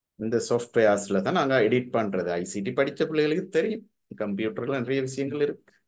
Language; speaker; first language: Tamil; native; Tamil